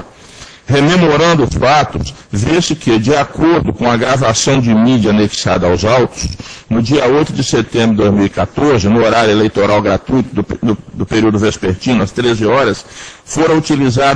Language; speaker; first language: Portuguese; native; Portuguese